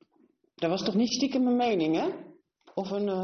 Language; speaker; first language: Dutch; native; Dutch